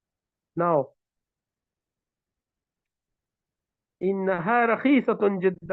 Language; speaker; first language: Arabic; non-native, fluent; Urdu